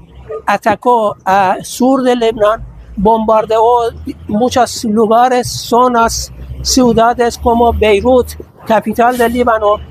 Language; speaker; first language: Spanish; non-native, fluent; Persian